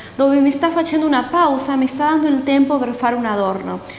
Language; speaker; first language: Italian; early bilingual, other home language; Spanish